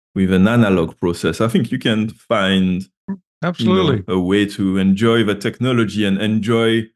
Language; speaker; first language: English; non-native, fluent; French